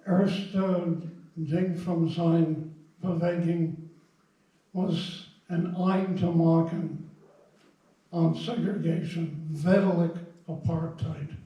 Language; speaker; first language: Dutch; non-native, fluent; English